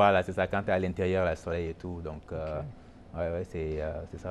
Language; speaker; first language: French; non-native, local second language; Wolof